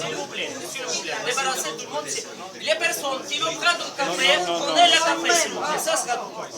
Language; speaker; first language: French; non-native, learner; Russian